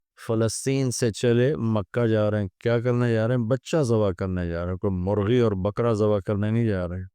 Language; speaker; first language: Urdu; non-native, local second language; Punjabi